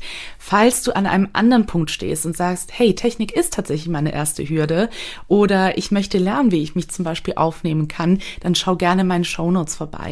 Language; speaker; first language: German; native; German